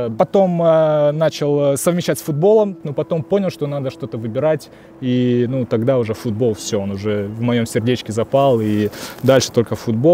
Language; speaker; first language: Russian; native; Russian